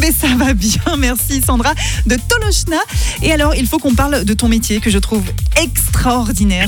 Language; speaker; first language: French; native; French